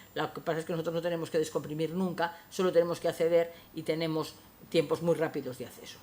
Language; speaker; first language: Spanish; non-native, local second language; Galician